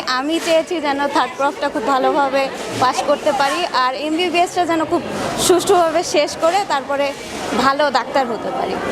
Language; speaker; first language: Bangla; non-native, fluent; Nepali